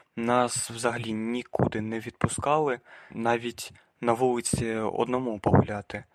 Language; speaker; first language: Ukrainian; native; Ukrainian